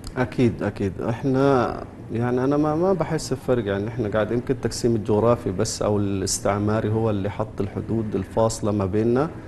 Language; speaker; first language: Egyptian Arabic; non-native, local second language; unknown